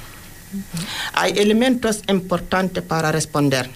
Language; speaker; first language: Spanish; non-native, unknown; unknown